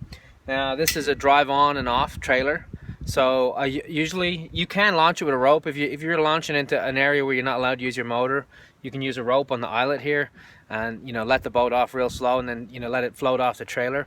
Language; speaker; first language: English; native; English